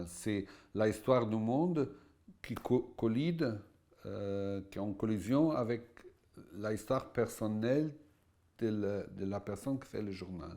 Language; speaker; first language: French; non-native, fluent; Portuguese